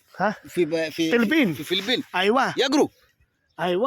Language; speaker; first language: Arabic; non-native, learner; Filipino